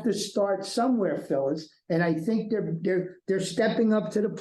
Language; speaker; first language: English; native; English